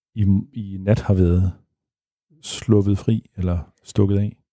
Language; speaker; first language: Danish; native; Danish